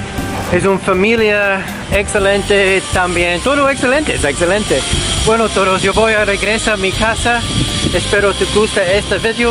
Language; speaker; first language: Spanish; non-native, learner; English